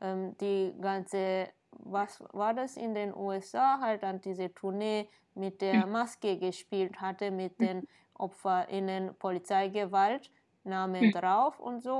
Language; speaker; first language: German; non-native, fluent; Japanese